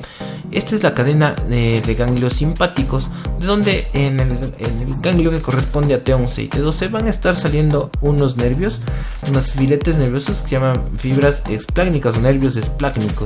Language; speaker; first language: Spanish; native; Spanish